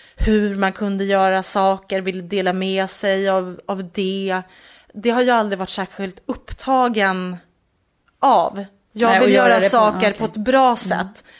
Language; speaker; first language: Swedish; native; Swedish